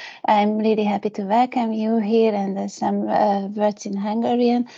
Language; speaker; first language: English; non-native, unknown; Hungarian